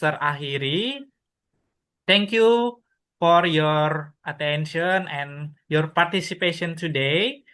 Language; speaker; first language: English; non-native, learner; Indonesian